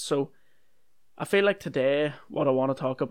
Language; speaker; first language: English; native; English